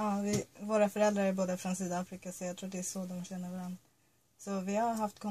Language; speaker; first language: Swedish; early bilingual, other home language; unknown